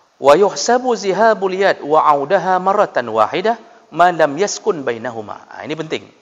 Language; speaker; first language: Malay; non-native, local second language; Achinese